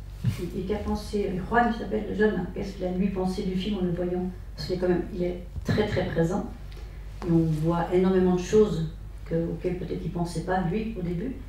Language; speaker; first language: French; native; French